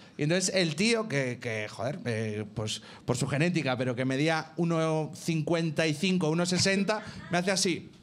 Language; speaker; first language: Spanish; native; Spanish